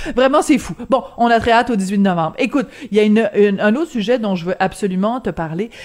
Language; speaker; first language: French; native; French